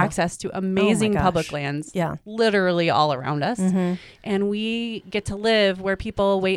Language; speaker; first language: English; native; English